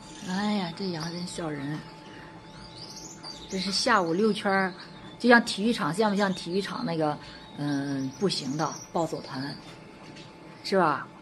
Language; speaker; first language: Chinese; native; Chinese